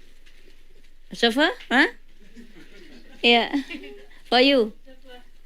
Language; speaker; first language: French; non-native, learner; Vietnamese